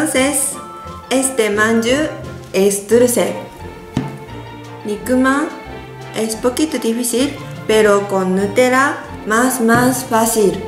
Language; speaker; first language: Spanish; non-native, learner; Japanese